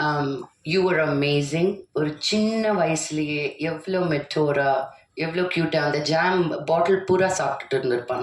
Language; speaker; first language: Tamil; non-native, local second language; Telugu